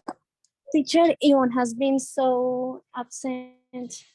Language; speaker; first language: English; non-native, learner; Spanish